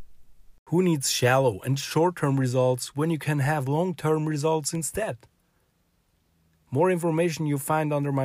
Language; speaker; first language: English; non-native, fluent; German